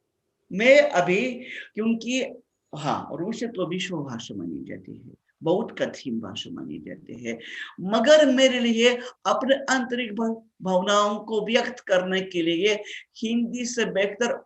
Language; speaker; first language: Hindi; non-native, fluent; Russian